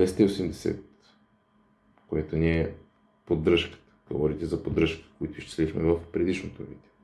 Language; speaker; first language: Bulgarian; native; Bulgarian